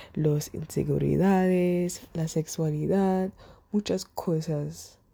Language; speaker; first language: Spanish; non-native, fluent; German